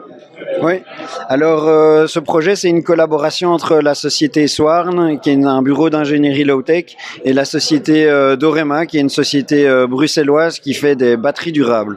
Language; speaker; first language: French; native; French